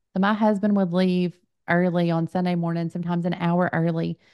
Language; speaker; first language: English; native; English